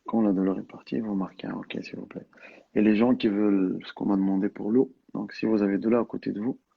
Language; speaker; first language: French; non-native, local second language; Arabic